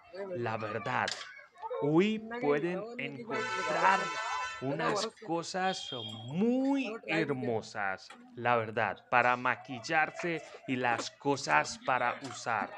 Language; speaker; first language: Spanish; non-native, fluent; Hindi